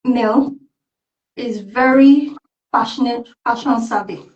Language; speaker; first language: English; non-native, local second language; Yoruba